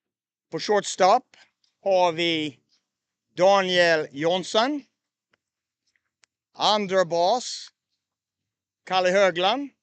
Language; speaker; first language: Swedish; native; Swedish